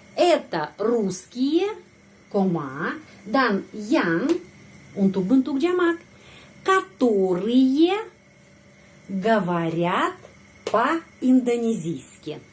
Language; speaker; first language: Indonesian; non-native, fluent; Russian